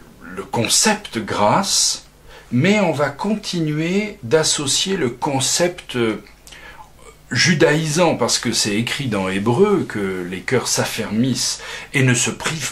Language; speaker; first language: French; native; French